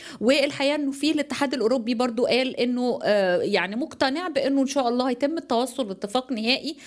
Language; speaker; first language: Arabic; native; Arabic